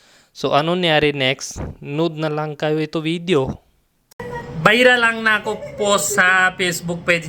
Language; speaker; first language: Filipino; non-native, learner; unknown